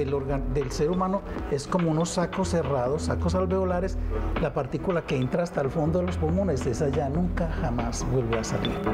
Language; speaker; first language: Spanish; native; Spanish